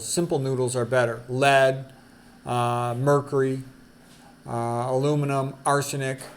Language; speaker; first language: English; native; English